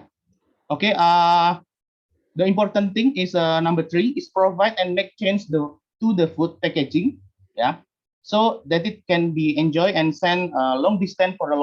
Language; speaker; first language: English; non-native, learner; Indonesian